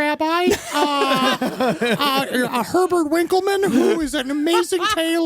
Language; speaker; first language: English; native; English